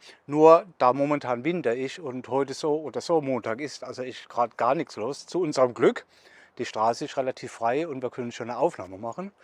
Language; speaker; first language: German; native; German